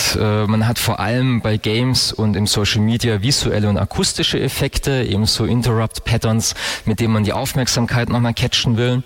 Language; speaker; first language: German; native; German